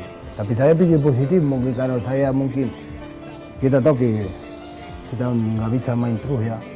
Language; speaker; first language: Indonesian; non-native, fluent; Spanish